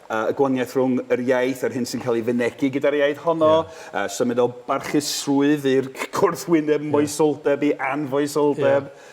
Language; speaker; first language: Welsh; non-native, fluent; English